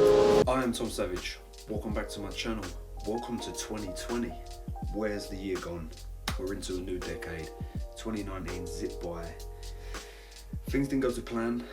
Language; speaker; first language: English; native; English